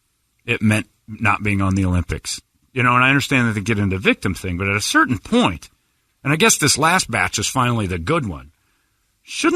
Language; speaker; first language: English; native; English